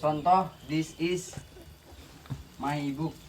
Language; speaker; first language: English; non-native, learner; Sundanese